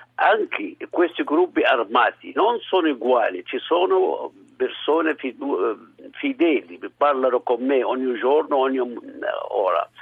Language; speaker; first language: Italian; non-native, fluent; Arabic